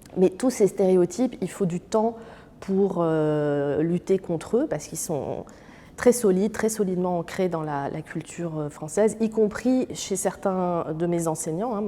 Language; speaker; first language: French; early bilingual, other home language; Arabic